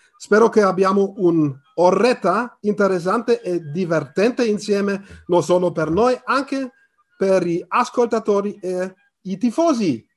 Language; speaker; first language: Italian; non-native, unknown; German